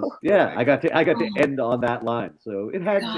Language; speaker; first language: English; native; English